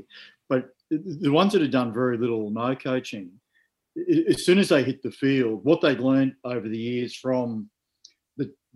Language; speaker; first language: English; native; English